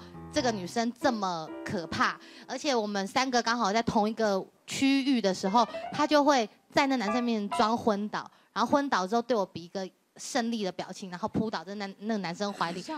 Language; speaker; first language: Chinese; native; Chinese